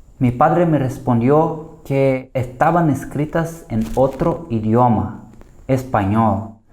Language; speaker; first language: Spanish; non-native, fluent; Portuguese